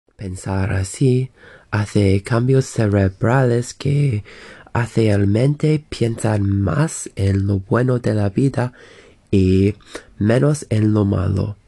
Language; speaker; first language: Spanish; non-native, learner; English